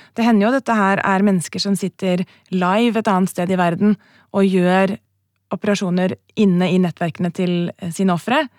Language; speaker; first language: Norwegian; native; Norwegian